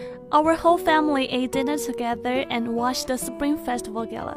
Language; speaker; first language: English; non-native, fluent; Chinese